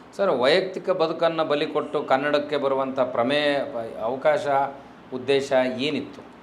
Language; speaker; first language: Kannada; native; Kannada